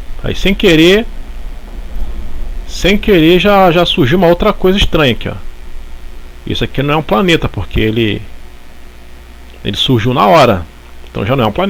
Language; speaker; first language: Portuguese; native; Portuguese